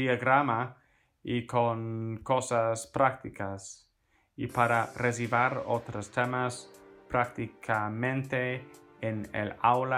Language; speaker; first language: Spanish; non-native, fluent; English